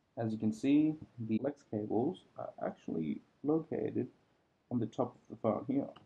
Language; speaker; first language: English; native; English